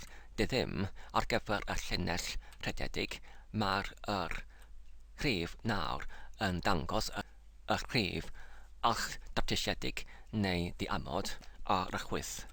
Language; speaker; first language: Welsh; non-native, learner; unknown